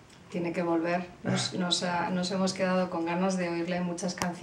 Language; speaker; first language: Spanish; native; Spanish